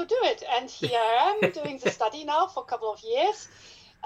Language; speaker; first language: English; non-native, fluent; German